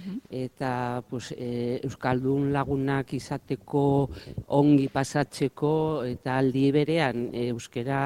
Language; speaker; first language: Basque; non-native, local second language; Spanish